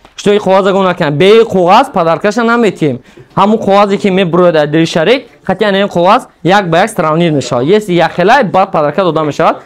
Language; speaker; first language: Russian; non-native, local second language; Tajik